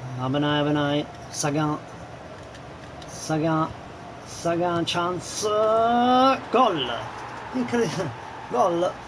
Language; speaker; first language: Japanese; non-native, learner; Italian